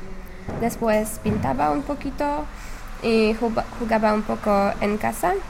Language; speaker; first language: Spanish; non-native, learner; English